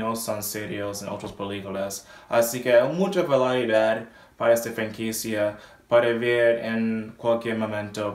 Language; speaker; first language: Spanish; non-native, learner; English